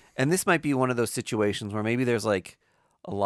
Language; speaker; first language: English; native; English